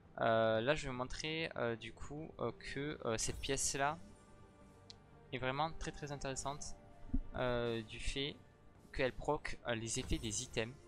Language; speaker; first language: French; native; French